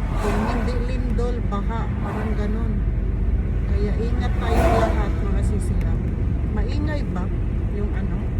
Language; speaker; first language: Filipino; non-native, local second language; Cebuano